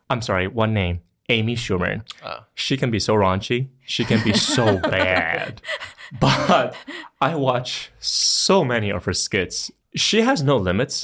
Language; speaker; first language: English; non-native, fluent; Chinese